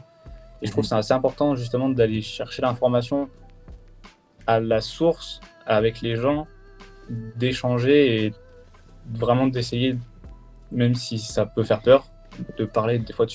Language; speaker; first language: French; native; French